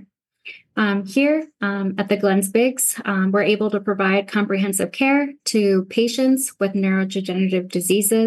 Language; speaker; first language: English; native; English